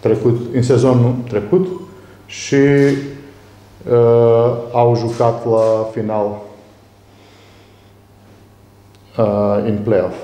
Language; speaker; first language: Romanian; non-native, learner; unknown